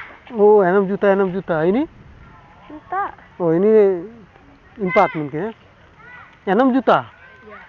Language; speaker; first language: Indonesian; non-native, learner; Bangla